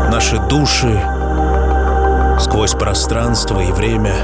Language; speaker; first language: Russian; native; Russian